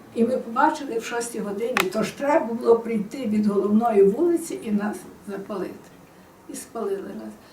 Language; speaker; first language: Ukrainian; native; Ukrainian